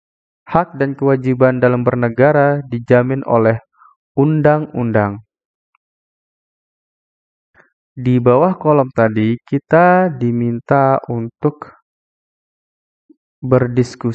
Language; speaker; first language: Indonesian; native; Indonesian